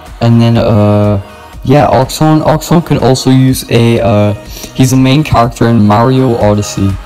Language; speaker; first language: English; native; English